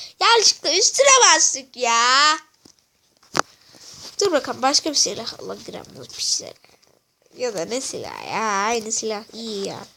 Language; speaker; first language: Turkish; native; Turkish